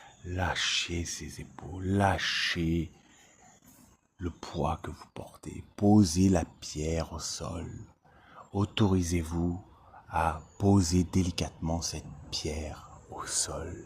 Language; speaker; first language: French; native; French